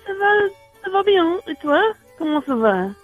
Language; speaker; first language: French; non-native, learner; English